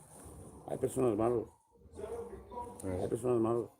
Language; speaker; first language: Spanish; non-native, learner; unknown